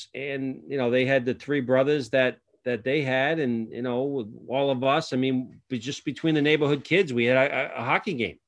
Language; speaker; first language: English; native; English